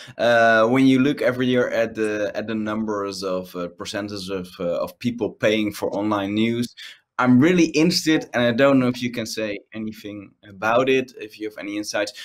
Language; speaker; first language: English; non-native, fluent; Dutch